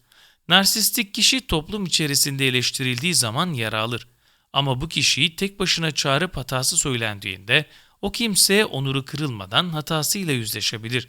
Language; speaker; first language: Turkish; native; Turkish